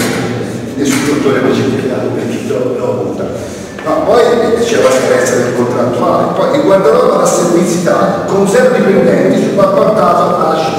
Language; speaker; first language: Italian; native; Italian